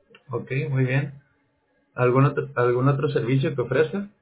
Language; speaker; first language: Spanish; native; Spanish